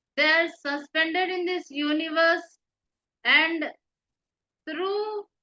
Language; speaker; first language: English; non-native, local second language; Telugu